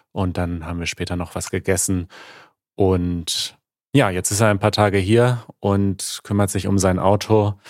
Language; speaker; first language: German; native; German